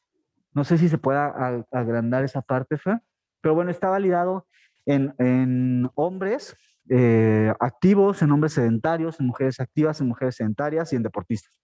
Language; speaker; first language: Spanish; native; Spanish